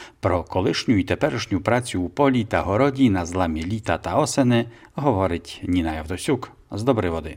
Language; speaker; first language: Ukrainian; native; Ukrainian